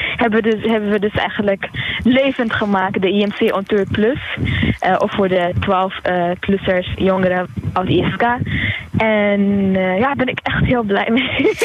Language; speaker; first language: Dutch; non-native, fluent; Tigrinya